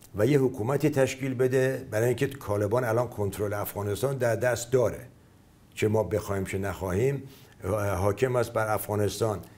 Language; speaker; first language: Persian; native; Persian